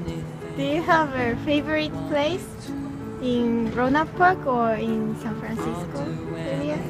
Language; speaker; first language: English; non-native, learner; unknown